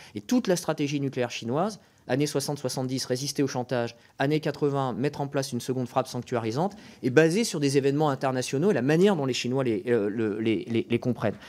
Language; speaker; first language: French; native; French